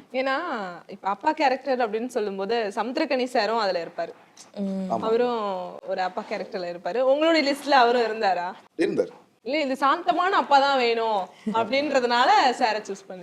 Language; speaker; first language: Tamil; native; Tamil